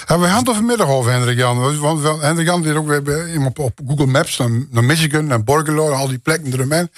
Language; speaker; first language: Dutch; native; Dutch